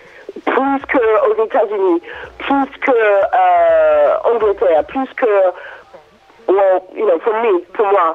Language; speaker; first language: French; non-native, learner; English